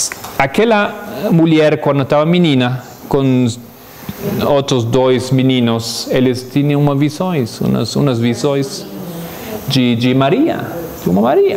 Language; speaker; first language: Portuguese; non-native, fluent; Spanish